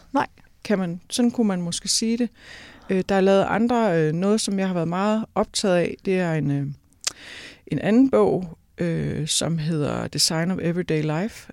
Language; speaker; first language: Danish; native; Danish